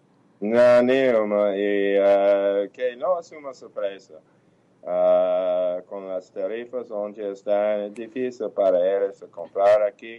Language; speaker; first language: Portuguese; non-native, fluent; English